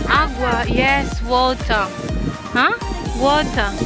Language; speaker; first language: English; non-native, local second language; Filipino